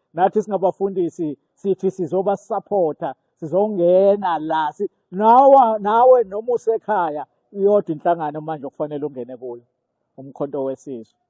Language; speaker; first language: Zulu; native; Zulu